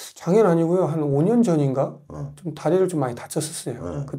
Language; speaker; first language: Korean; native; Korean